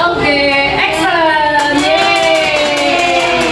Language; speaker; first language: English; non-native, learner; Indonesian